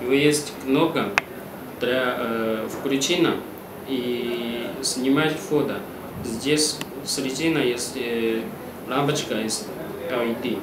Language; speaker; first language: Russian; non-native, learner; Chinese